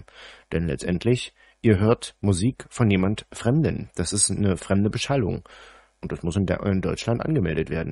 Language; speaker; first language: German; native; German